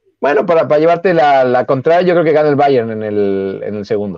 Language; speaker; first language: Spanish; native; Spanish